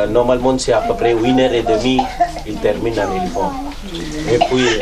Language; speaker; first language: French; non-native, fluent; Sinhala